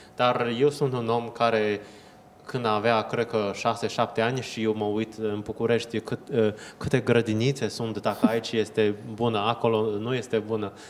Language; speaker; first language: Romanian; non-native, fluent; Chinese